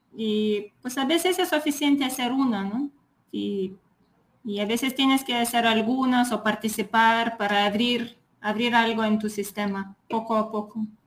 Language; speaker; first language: Spanish; non-native, fluent; Lithuanian